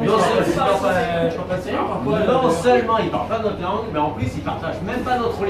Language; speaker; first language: French; native; French